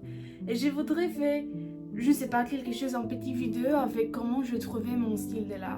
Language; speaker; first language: French; non-native, learner; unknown